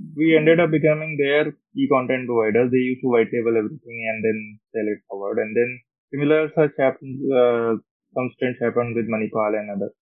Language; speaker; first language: English; non-native, local second language; Hindi